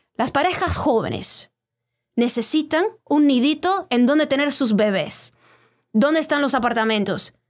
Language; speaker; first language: Spanish; native; Spanish